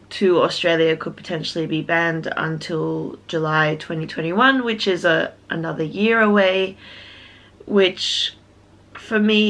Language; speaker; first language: English; native; English